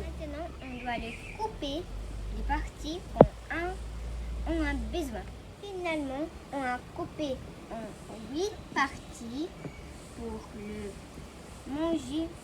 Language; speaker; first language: French; non-native, learner; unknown